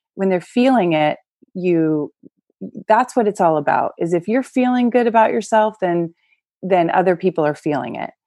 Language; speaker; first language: English; native; English